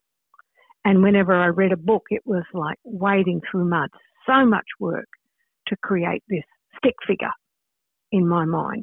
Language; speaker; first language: English; native; English